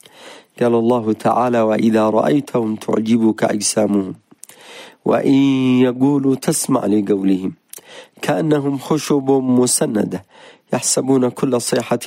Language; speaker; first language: Arabic; native; Arabic